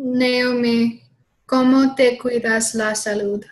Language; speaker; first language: Spanish; non-native, learner; English